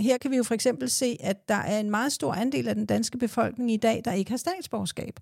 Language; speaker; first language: Danish; native; Danish